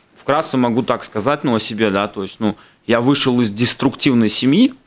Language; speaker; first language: Russian; native; Russian